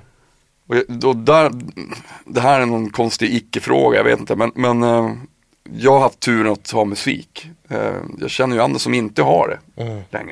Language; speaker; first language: Swedish; native; Swedish